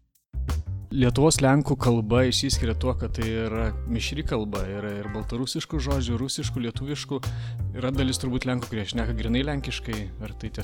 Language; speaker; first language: Lithuanian; native; Lithuanian